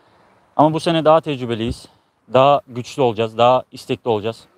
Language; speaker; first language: Turkish; native; Turkish